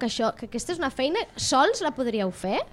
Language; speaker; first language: Catalan; native; Catalan